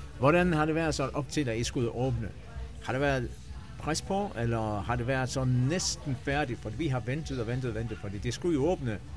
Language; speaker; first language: Danish; non-native, local second language; Faroese